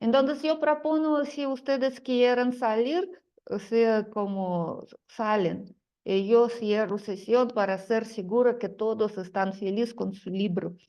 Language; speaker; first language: Spanish; non-native, fluent; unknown